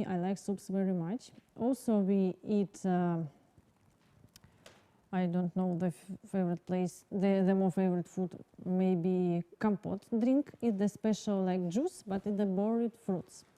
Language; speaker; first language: English; non-native, learner; Russian